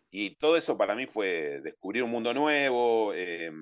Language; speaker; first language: Spanish; native; Spanish